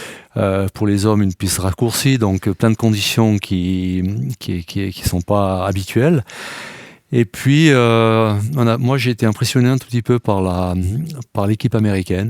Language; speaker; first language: French; native; French